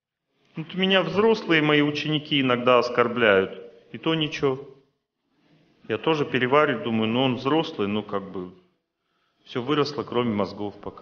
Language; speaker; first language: Russian; native; Russian